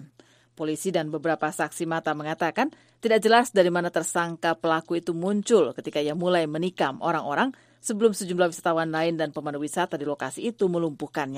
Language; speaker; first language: Indonesian; native; Indonesian